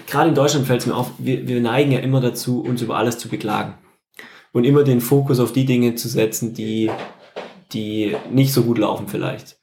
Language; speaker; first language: German; native; German